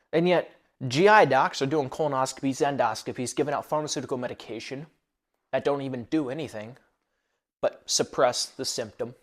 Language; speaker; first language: English; native; English